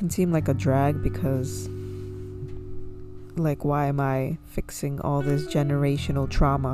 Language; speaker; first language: English; native; English